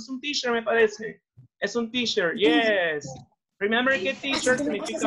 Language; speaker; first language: Spanish; native; Spanish